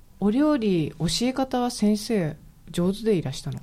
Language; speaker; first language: Japanese; native; Japanese